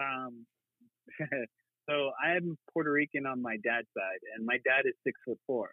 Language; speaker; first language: English; native; English